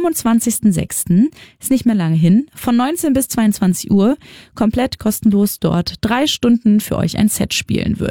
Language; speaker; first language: German; native; German